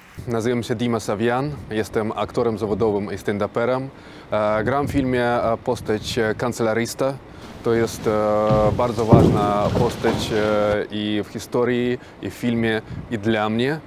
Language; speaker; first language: Polish; non-native, fluent; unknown